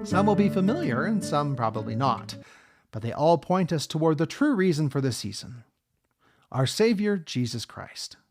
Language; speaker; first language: English; native; English